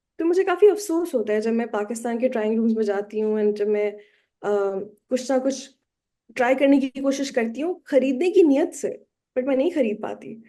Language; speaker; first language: Urdu; native; Urdu